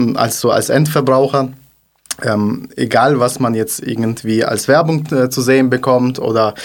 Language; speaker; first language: German; non-native, fluent; Russian